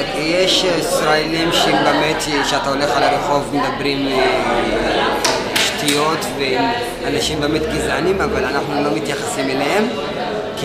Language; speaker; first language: Hebrew; non-native, fluent; Tigrinya